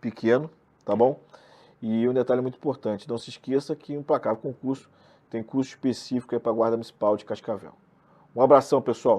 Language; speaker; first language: Portuguese; native; Portuguese